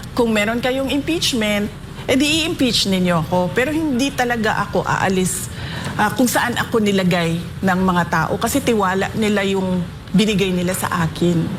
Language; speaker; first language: Filipino; non-native, local second language; Cebuano